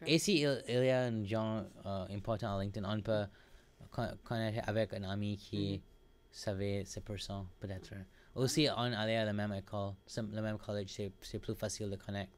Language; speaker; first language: French; non-native, learner; English